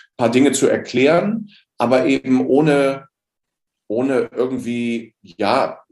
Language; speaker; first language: German; native; German